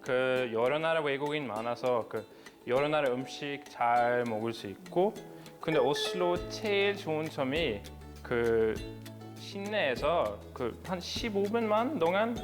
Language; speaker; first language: Korean; non-native, fluent; Norwegian